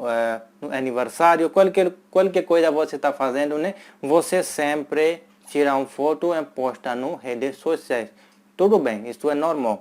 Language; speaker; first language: Portuguese; non-native, fluent; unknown